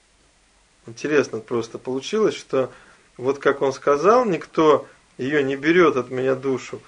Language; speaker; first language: Russian; native; Russian